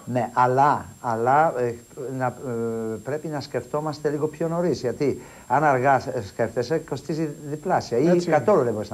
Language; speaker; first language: Greek; non-native, fluent; Polish